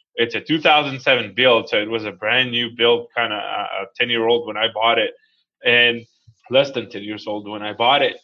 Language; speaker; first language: English; non-native, fluent; Hebrew